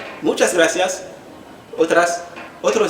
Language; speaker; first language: Spanish; non-native, fluent; Haitian Creole